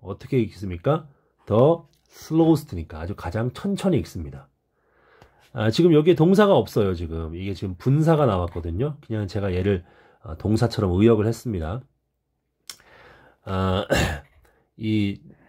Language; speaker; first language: Korean; native; Korean